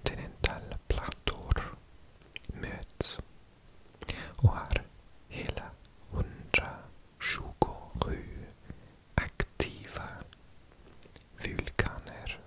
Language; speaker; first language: Swedish; non-native, learner; English